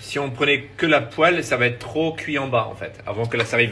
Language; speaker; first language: French; native; French